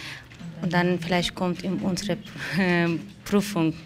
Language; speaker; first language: German; non-native, learner; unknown